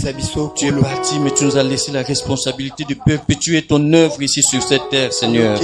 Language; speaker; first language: French; non-native, local second language; Lingala